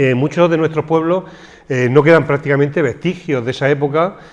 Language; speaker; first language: Spanish; native; Spanish